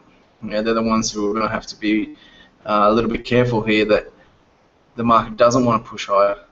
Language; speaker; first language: English; native; English